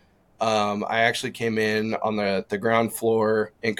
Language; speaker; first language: English; native; English